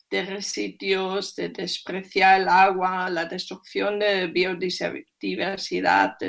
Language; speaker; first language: Spanish; non-native, fluent; German